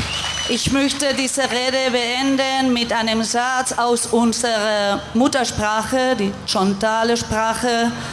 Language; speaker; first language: German; non-native, fluent; Spanish